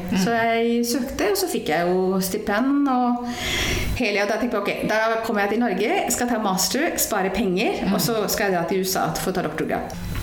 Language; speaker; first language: Norwegian; non-native, fluent; Hindi